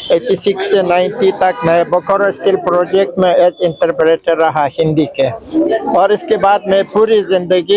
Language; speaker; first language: Hindi; non-native, fluent; Uzbek